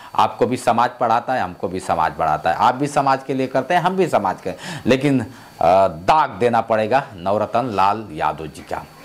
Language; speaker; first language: Hindi; native; Hindi